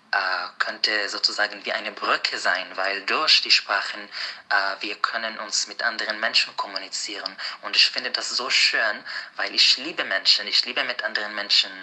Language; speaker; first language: German; non-native, fluent; Arabic